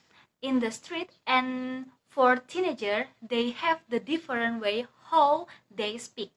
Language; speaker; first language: English; non-native, learner; Indonesian